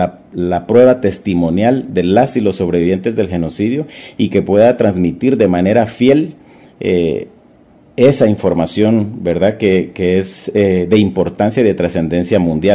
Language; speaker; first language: Spanish; native; Spanish